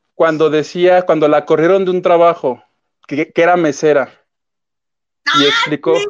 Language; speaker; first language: Spanish; native; Spanish